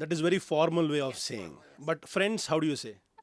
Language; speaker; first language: English; non-native, local second language; Kannada